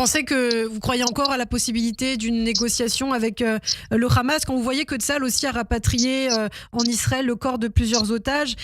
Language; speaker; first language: French; native; French